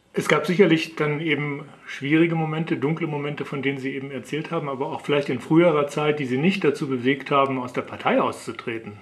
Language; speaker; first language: German; native; German